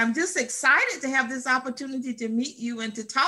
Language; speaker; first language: English; native; English